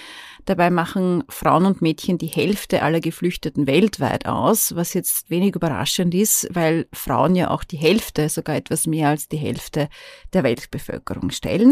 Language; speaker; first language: German; native; German